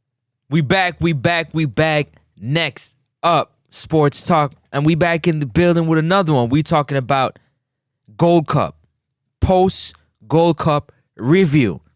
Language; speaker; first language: English; native; English